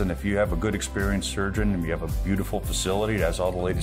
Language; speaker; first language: English; native; English